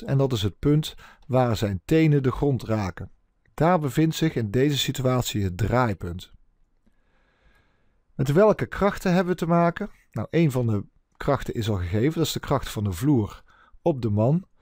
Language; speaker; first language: Dutch; native; Dutch